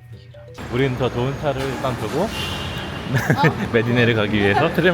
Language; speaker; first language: Korean; native; Korean